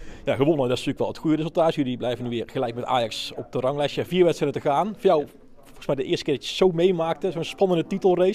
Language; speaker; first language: Dutch; native; Dutch